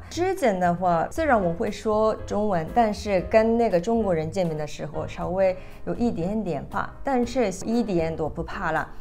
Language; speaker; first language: Chinese; non-native, fluent; Japanese